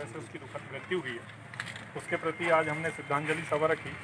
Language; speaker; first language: Hindi; native; Hindi